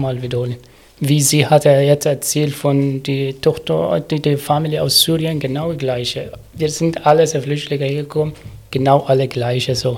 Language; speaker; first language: German; non-native, learner; Arabic